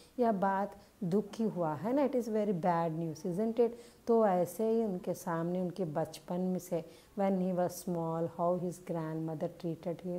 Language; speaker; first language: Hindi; non-native, local second language; Telugu